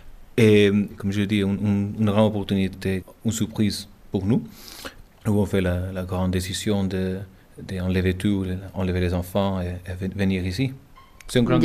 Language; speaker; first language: French; non-native, learner; English